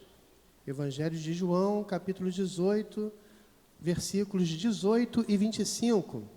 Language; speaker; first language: Portuguese; native; Portuguese